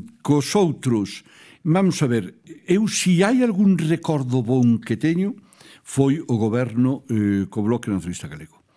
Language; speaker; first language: Galician; native; Galician